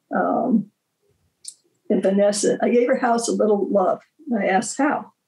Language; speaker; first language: English; native; English